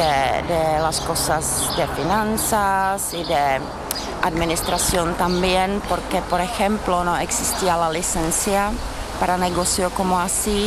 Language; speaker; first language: Spanish; non-native, fluent; Czech